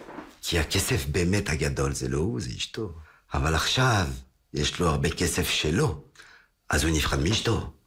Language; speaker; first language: Hebrew; non-native, fluent; French